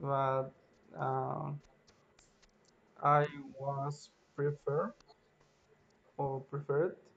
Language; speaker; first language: English; non-native, learner; Spanish